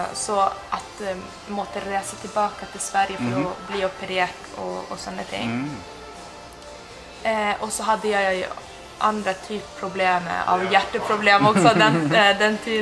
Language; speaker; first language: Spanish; early bilingual, heritage; Swedish